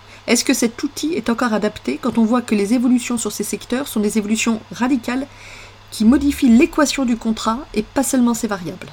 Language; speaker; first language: French; native; French